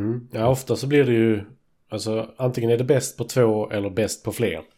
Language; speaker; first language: Swedish; native; Swedish